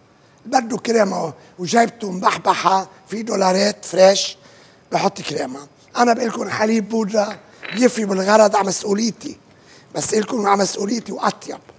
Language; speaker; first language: Arabic; native; Arabic